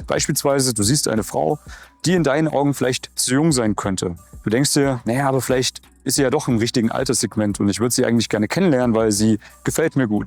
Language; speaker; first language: German; native; German